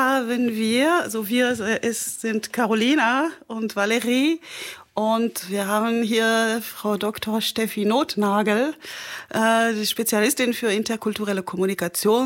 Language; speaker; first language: German; non-native, fluent; French